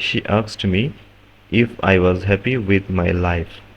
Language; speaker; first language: English; non-native, local second language; Bangla